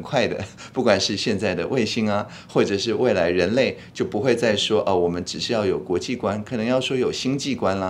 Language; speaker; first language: Chinese; native; Chinese